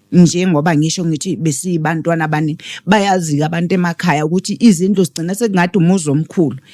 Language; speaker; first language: Zulu; native; Zulu